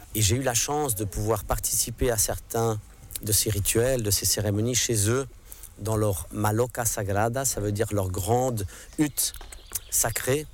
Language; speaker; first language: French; non-native, local second language; English